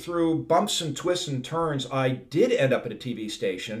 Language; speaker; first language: English; native; English